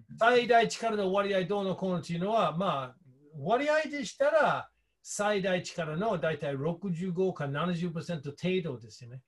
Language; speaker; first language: Japanese; non-native, fluent; English